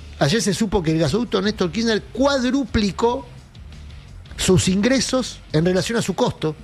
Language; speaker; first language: Spanish; native; Spanish